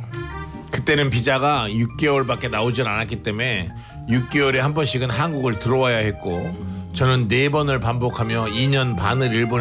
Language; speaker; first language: Korean; native; Korean